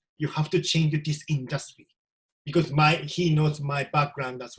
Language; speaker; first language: English; non-native, learner; Japanese